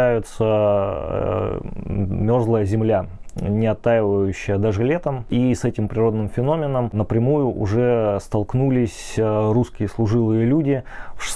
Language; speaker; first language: Russian; native; Russian